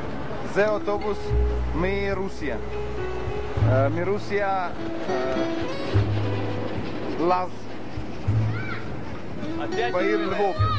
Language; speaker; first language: Hebrew; non-native, learner; Russian